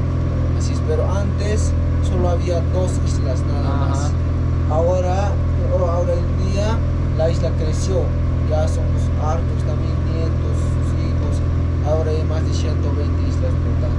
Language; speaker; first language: Spanish; non-native, local second language; Aymara